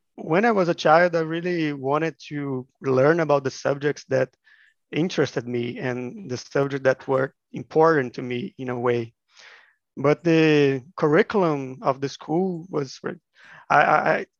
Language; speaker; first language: English; non-native, fluent; Portuguese